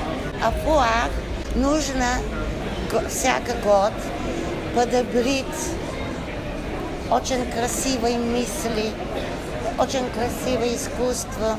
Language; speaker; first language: Russian; non-native, learner; Turkish